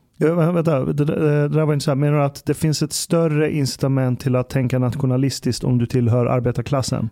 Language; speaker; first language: Swedish; early bilingual, other home language; Persian